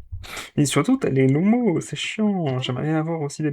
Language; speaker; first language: French; native; French